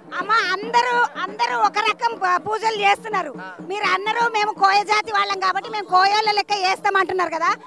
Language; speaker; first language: Telugu; native; Telugu